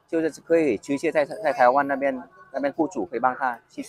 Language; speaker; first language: Chinese; non-native, fluent; Vietnamese